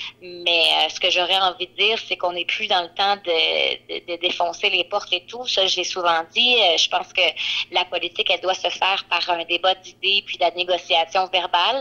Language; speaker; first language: French; native; French